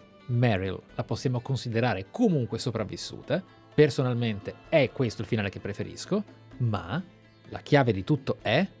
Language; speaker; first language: Italian; native; Italian